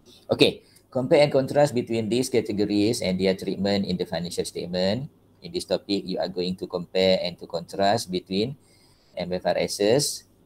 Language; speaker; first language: English; non-native, local second language; Malay